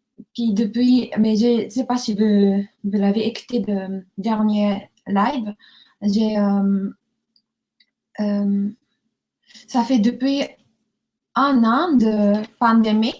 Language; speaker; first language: French; non-native, learner; Japanese